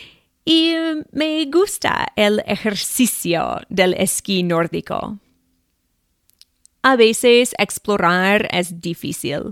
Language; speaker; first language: Spanish; non-native, fluent; English